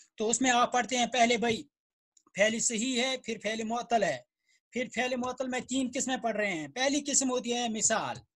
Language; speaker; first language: Hindi; non-native, local second language; Kashmiri